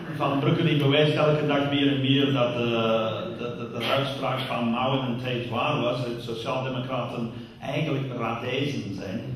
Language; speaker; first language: Dutch; non-native, fluent; English